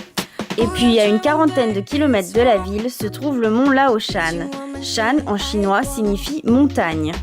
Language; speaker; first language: French; native; French